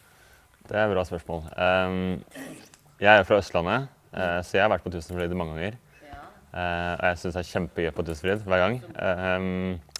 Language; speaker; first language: Norwegian; native; Norwegian